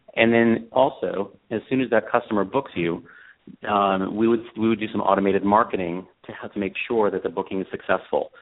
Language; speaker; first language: English; native; English